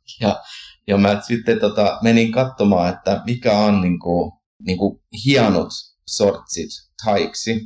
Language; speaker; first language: Finnish; early bilingual, heritage; Finnish